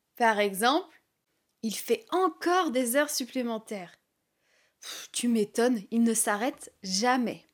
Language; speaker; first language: French; native; French